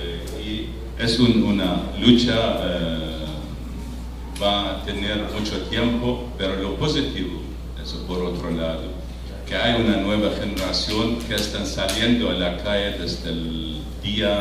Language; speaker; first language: Spanish; non-native, fluent; Arabic